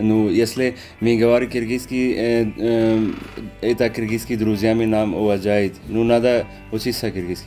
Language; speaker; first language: Russian; non-native, learner; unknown